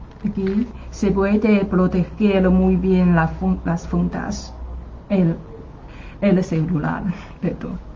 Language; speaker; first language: Spanish; non-native, learner; Chinese